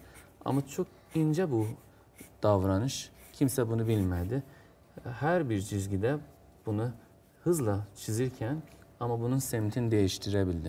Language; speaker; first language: Turkish; non-native, fluent; Azerbaijani